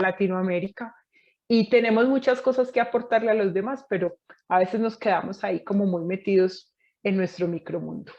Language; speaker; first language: Spanish; native; Spanish